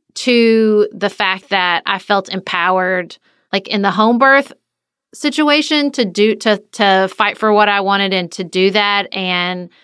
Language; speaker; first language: English; native; English